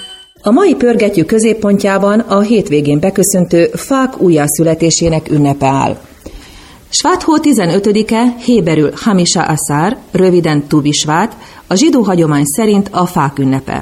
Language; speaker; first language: Hungarian; native; Hungarian